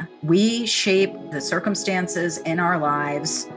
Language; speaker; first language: English; early bilingual, other home language; Italian